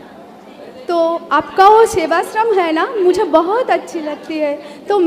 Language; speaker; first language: Hindi; non-native, local second language; Bangla